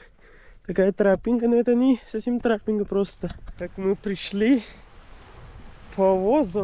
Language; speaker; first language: Russian; non-native, learner; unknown